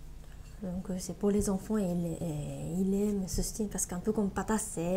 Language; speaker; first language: French; non-native, learner; Japanese